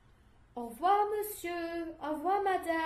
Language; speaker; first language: French; non-native, learner; English